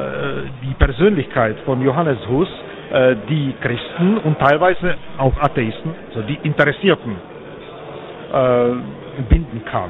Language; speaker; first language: German; non-native, fluent; Czech